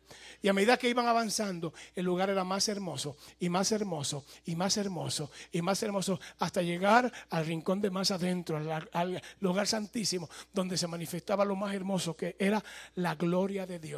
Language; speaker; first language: Spanish; native; Spanish